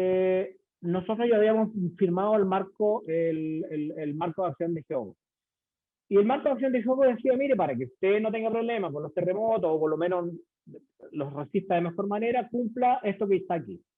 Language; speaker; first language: Spanish; native; Spanish